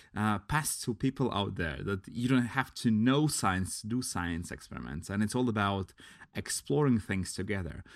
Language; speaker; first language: English; non-native, fluent; Latvian